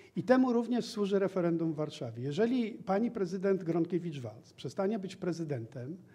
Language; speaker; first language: Polish; native; Polish